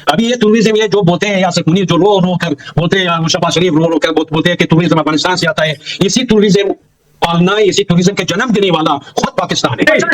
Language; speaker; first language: Hindi; non-native, learner; Pashto